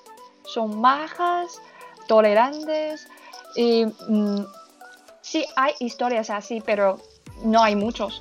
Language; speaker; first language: Spanish; non-native, learner; Chinese